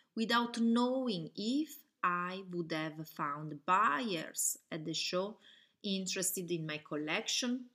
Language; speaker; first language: English; non-native, fluent; Italian